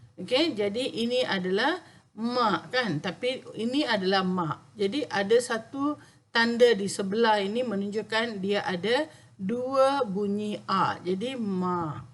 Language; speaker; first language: Malay; non-native, local second language; Tamil